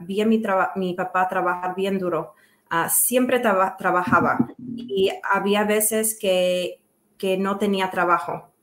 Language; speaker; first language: Spanish; early bilingual, other home language; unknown